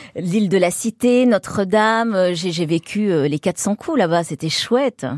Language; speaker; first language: French; native; French